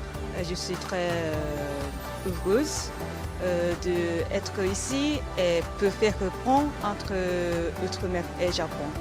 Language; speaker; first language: French; non-native, learner; Japanese